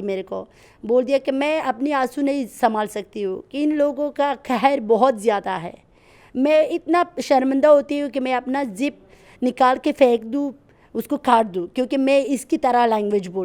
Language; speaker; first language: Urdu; non-native, learner; Persian